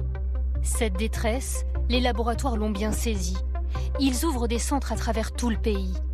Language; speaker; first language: French; native; French